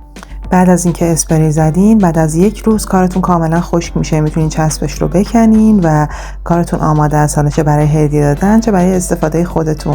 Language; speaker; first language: Persian; native; Persian